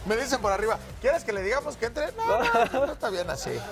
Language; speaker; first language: Spanish; native; Spanish